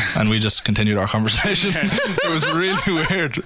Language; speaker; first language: English; native; English